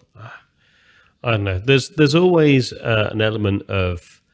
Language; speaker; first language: English; native; English